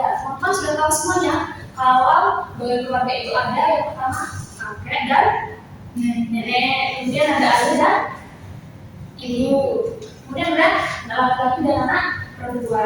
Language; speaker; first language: Indonesian; native; Indonesian